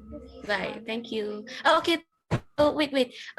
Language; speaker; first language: English; non-native, learner; Indonesian